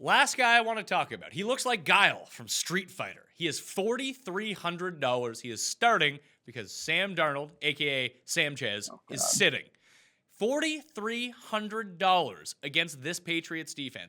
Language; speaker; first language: English; native; English